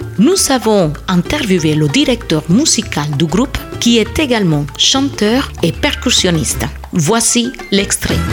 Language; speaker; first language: French; non-native, fluent; Spanish